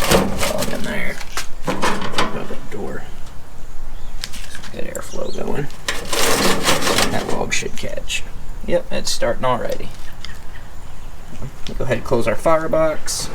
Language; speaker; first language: English; native; English